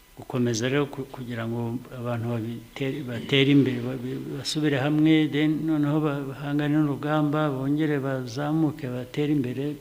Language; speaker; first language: Kinyarwanda; early bilingual, heritage; Kinyarwanda